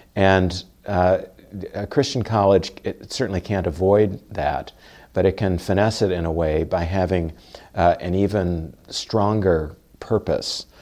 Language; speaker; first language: English; native; English